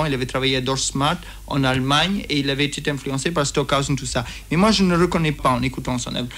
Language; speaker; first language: French; native; French